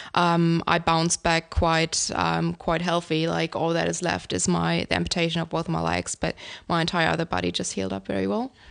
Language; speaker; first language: English; non-native, fluent; German